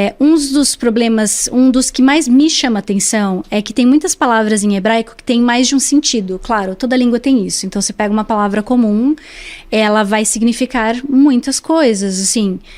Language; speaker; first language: Portuguese; early bilingual, other home language; English